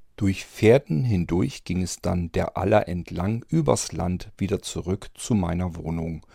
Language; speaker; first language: German; native; German